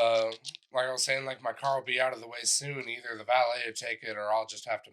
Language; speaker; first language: English; native; English